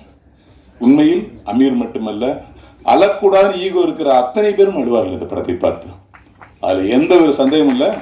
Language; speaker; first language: Tamil; native; Tamil